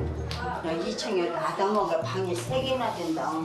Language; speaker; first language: Korean; native; Korean